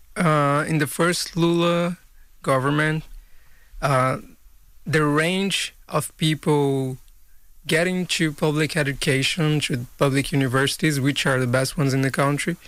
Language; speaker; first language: English; non-native, fluent; Portuguese